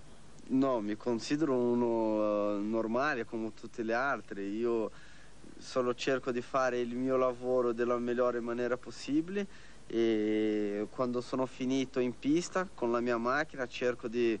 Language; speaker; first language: Italian; non-native, learner; Portuguese